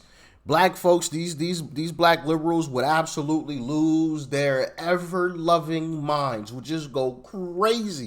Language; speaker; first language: English; native; English